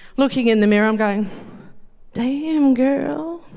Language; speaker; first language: English; native; English